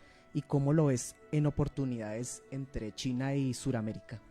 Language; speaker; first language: Spanish; native; Spanish